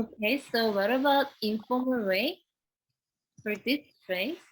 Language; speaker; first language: English; non-native, fluent; Korean